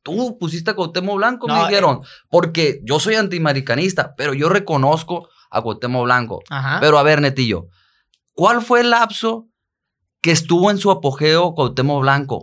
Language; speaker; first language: Spanish; native; Spanish